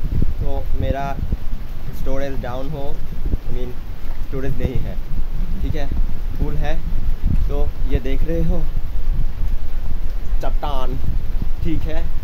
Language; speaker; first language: Hindi; non-native, learner; Bangla